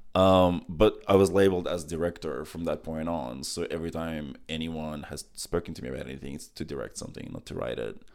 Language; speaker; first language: English; early bilingual, other home language; Macedonian